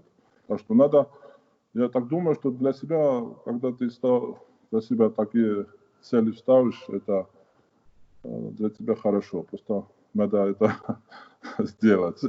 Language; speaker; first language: Russian; non-native, fluent; Georgian